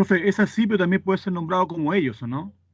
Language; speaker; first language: Spanish; native; Spanish